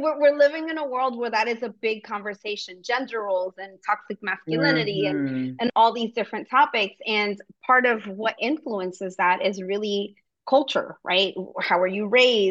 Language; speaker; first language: English; early bilingual, other home language; Spanish